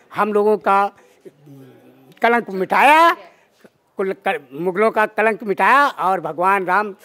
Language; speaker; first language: Hindi; native; Hindi